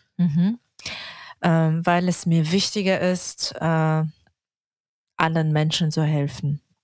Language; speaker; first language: German; non-native, fluent; Russian